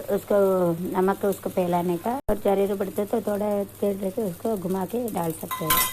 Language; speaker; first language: Hindi; non-native, local second language; Tamil